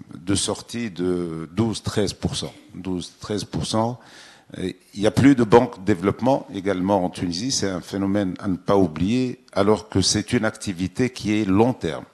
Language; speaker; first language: French; non-native, local second language; Arabic